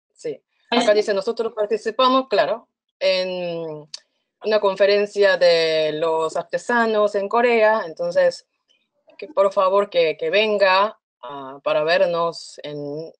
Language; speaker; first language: Spanish; non-native, fluent; Korean